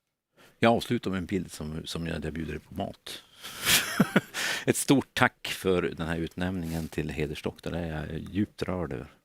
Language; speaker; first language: Swedish; native; Swedish